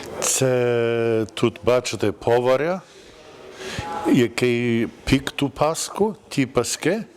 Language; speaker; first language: Ukrainian; early bilingual, heritage; Ukrainian